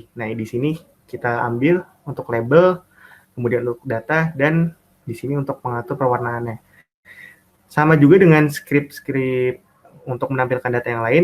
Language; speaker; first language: Indonesian; native; Indonesian